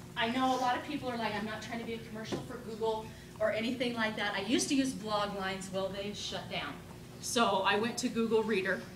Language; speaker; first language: English; native; English